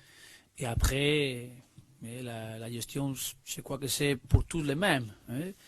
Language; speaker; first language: French; non-native, learner; Spanish